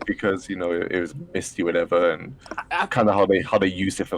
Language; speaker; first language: English; native; English